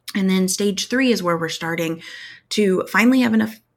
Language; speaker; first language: English; native; English